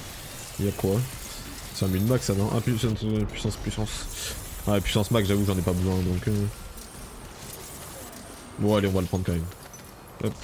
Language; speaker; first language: French; native; French